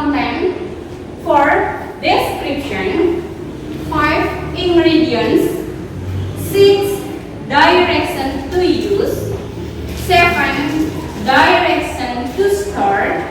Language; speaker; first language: English; non-native, learner; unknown